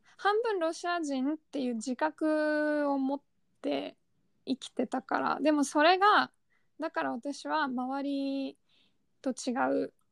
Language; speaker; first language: Japanese; early bilingual, other home language; Russian